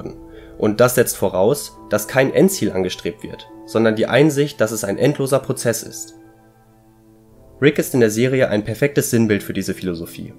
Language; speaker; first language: German; native; German